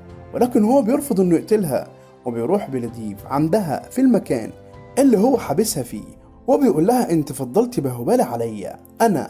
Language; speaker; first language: Arabic; native; Arabic